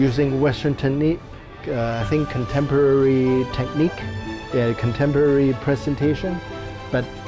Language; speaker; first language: English; non-native, local second language; Cantonese